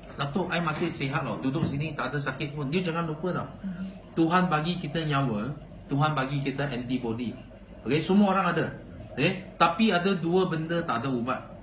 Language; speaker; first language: Malay; non-native, local second language; Chinese